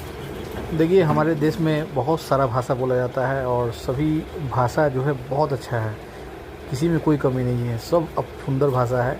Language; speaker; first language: Hindi; non-native, local second language; Bhojpuri